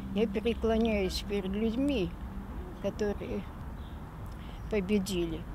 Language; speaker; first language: Russian; native; Russian